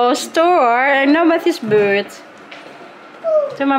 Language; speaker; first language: Dutch; non-native, learner; Filipino